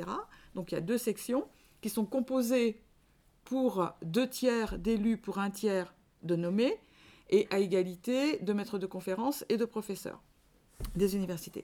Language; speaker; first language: French; native; French